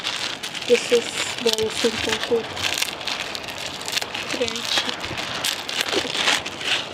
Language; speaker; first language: English; non-native, learner; Cebuano